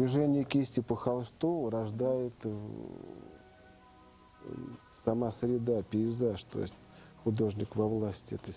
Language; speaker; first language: Russian; native; Russian